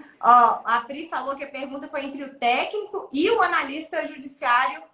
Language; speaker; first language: Portuguese; native; Portuguese